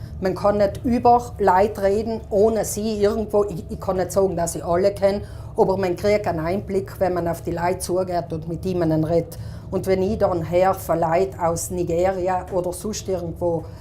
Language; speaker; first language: German; native; German